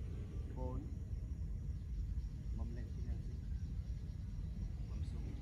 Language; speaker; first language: Vietnamese; non-native, learner; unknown